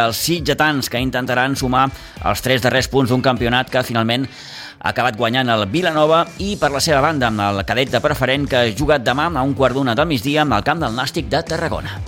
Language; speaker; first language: Catalan; native; Catalan